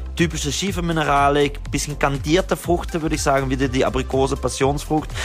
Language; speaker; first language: German; non-native, fluent; Dutch